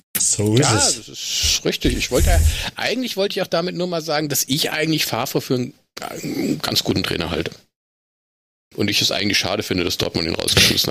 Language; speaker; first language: German; native; German